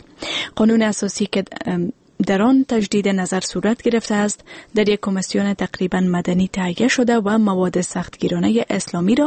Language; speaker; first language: Persian; native; Persian